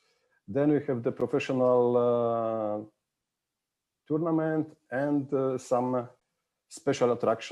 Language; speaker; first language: English; non-native, fluent; Polish